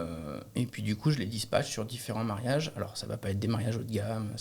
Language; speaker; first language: French; native; French